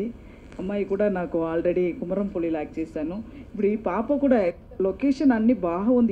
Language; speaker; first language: Telugu; non-native, fluent; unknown